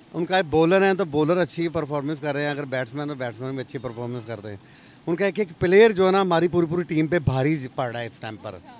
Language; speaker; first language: Urdu; native; Urdu